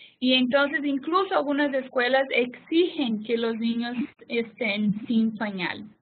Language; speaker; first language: Spanish; non-native, fluent; Portuguese